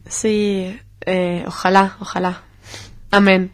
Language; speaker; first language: Spanish; non-native, learner; Hebrew